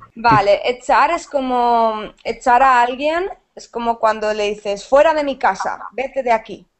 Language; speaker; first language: Spanish; native; Spanish